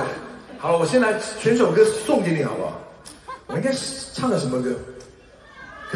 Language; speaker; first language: Chinese; native; Chinese